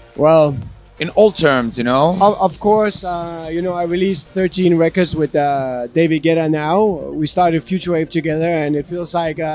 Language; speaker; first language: English; non-native, fluent; Danish